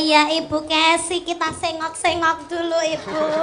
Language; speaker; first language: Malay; non-native, local second language; Javanese